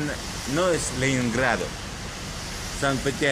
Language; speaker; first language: Spanish; non-native, learner; Russian